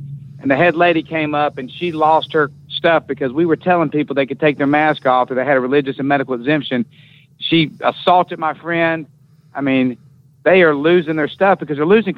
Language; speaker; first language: English; native; English